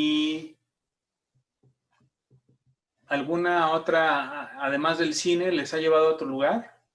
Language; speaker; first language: Spanish; native; Spanish